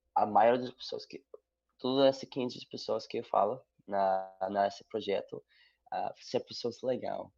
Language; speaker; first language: Portuguese; non-native, learner; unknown